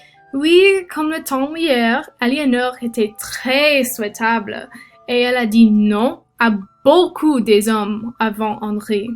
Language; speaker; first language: French; non-native, learner; English